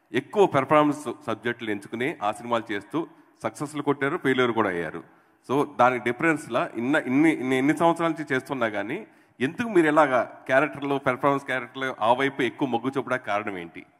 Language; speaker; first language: Telugu; native; Telugu